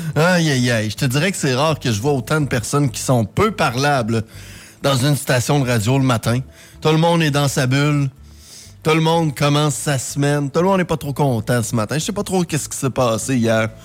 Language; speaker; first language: French; native; French